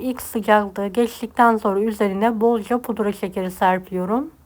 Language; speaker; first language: Turkish; native; Turkish